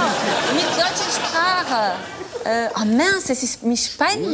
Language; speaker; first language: German; non-native, fluent; French